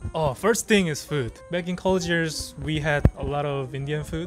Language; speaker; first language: English; early bilingual, other home language; Korean